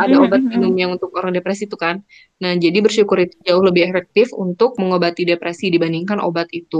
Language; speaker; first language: Indonesian; native; Indonesian